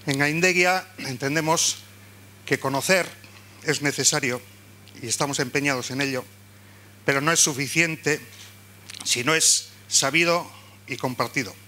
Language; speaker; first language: Spanish; non-native, local second language; Basque